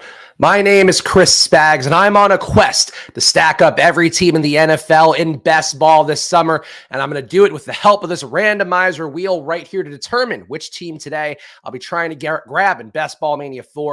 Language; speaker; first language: English; native; English